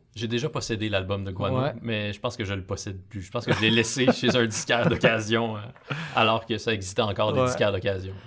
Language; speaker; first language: French; native; French